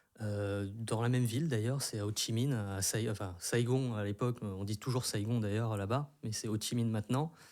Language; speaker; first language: French; early bilingual, other home language; Vietnamese